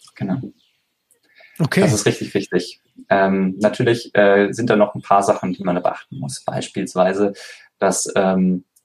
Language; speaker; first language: German; native; German